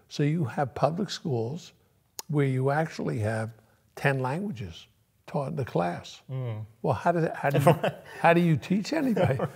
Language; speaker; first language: English; early bilingual, other home language; Yiddish